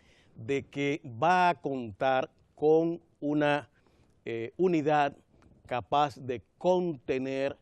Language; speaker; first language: Spanish; native; Spanish